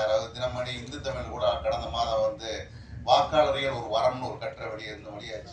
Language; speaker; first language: Tamil; native; Tamil